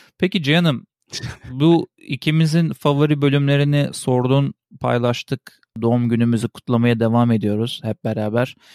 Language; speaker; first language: Turkish; early bilingual, heritage; Turkish